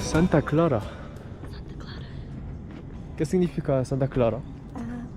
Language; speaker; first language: Spanish; non-native, learner; Korean